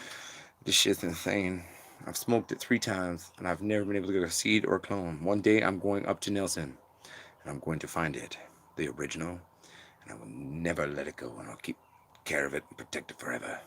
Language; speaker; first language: English; native; English